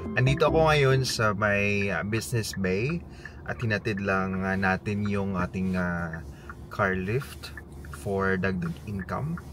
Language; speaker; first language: Filipino; native; Filipino